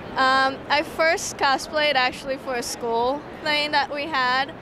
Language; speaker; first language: English; non-native, fluent; Portuguese